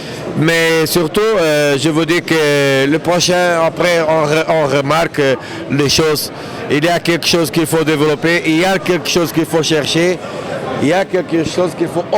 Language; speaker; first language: French; non-native, fluent; Portuguese